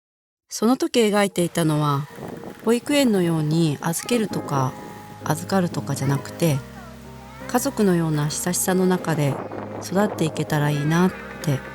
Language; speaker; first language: Japanese; native; Japanese